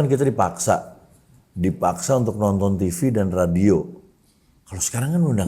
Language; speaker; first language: Indonesian; native; Indonesian